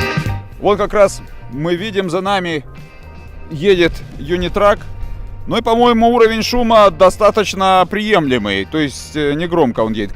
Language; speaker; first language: Russian; native; Russian